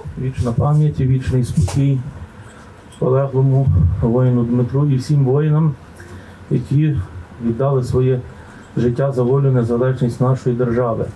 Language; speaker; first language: Ukrainian; native; Ukrainian